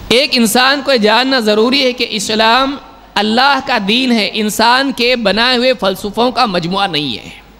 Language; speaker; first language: Urdu; native; Urdu